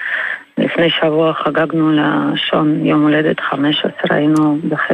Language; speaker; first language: Hebrew; non-native, fluent; Russian